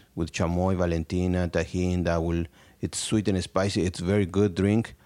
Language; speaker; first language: English; non-native, learner; Spanish